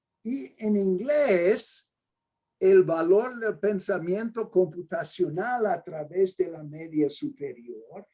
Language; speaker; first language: Spanish; non-native, fluent; English